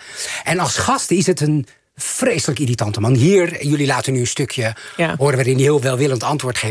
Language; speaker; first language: Dutch; native; Dutch